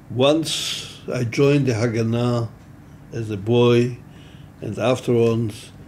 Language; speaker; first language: English; non-native, fluent; Hebrew